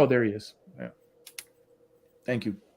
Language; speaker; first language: English; native; English